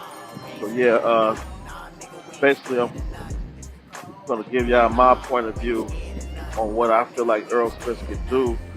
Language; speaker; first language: English; native; English